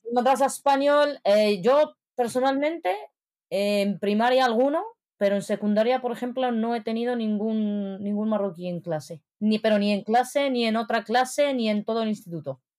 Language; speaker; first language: Spanish; native; Spanish